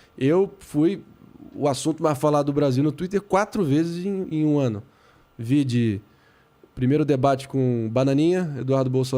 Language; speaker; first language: Portuguese; native; Portuguese